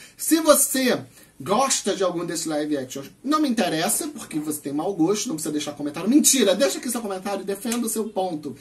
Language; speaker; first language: Portuguese; native; Portuguese